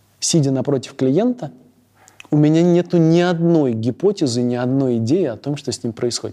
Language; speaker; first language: Russian; native; Russian